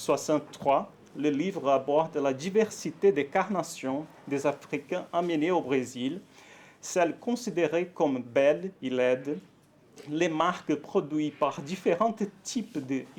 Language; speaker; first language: French; non-native, fluent; Portuguese